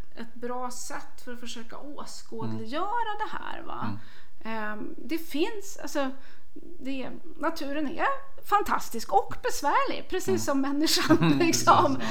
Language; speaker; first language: Swedish; native; Swedish